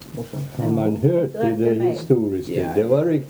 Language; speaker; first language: Swedish; early bilingual, heritage; Swedish